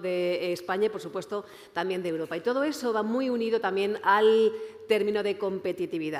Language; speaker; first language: Spanish; native; Spanish